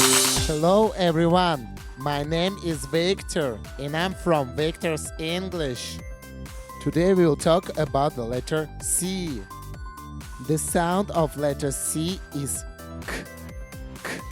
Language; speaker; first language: English; non-native, fluent; Russian